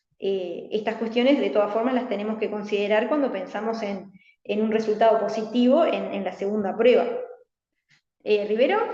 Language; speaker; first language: Spanish; native; Spanish